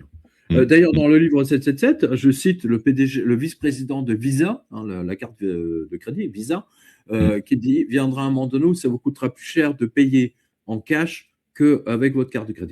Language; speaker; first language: French; native; French